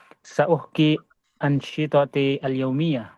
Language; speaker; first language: Arabic; non-native, learner; Indonesian